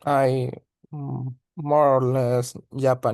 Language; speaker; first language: English; non-native, learner; Spanish